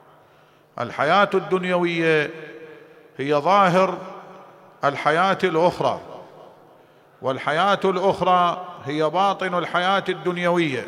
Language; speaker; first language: Arabic; native; Arabic